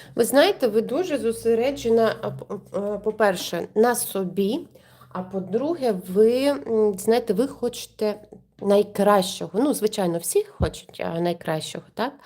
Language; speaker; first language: Ukrainian; non-native, local second language; Russian